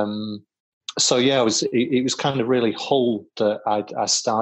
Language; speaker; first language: English; native; English